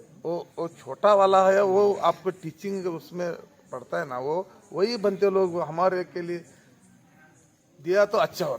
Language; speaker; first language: Hindi; non-native, local second language; Kannada